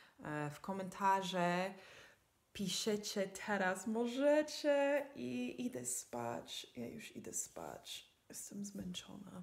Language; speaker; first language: Polish; non-native, fluent; English